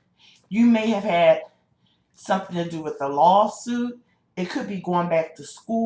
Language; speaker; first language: English; native; English